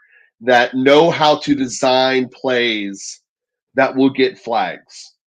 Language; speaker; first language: English; native; English